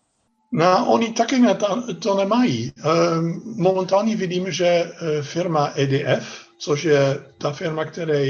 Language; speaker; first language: Czech; non-native, fluent; Dutch